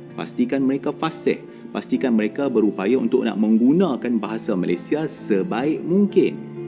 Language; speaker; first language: Malay; native; Malay